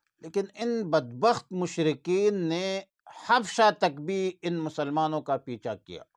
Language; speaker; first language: Urdu; non-native, local second language; Pashto